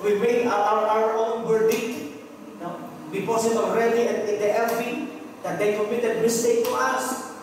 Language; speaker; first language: English; non-native, local second language; Filipino